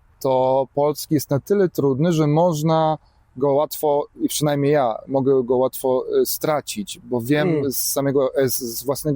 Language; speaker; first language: Polish; early bilingual, heritage; German